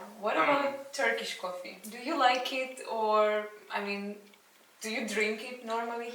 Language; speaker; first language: English; non-native, fluent; Russian